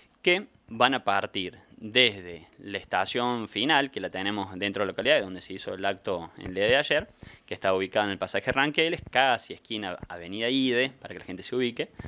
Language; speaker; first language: Spanish; native; Spanish